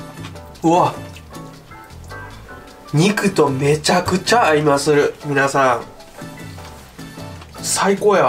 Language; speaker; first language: Japanese; native; Japanese